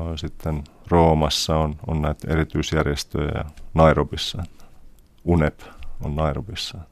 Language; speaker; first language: Finnish; native; Finnish